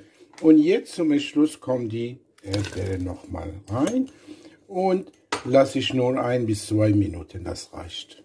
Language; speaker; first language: German; non-native, learner; Persian